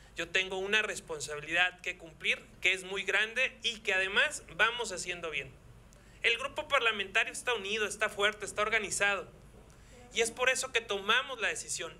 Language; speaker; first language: Spanish; native; Spanish